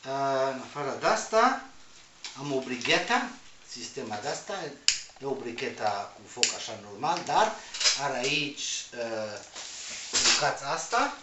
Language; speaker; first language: Romanian; non-native, learner; Spanish